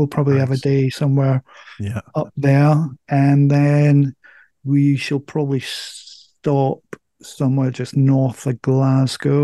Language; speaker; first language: English; native; English